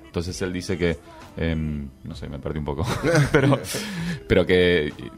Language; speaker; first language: Spanish; native; Spanish